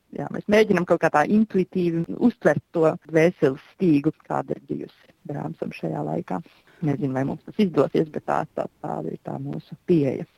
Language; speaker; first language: Latvian; native; Latvian